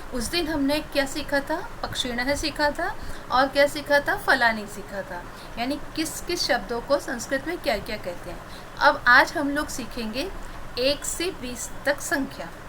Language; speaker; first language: Hindi; native; Hindi